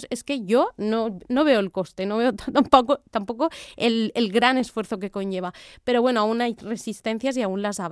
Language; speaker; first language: Spanish; native; Spanish